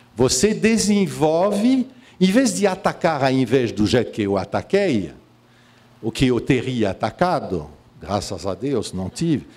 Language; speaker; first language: Portuguese; non-native, fluent; French